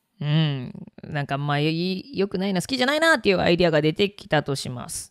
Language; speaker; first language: Japanese; native; Japanese